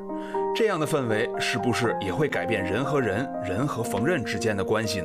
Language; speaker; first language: Chinese; native; Chinese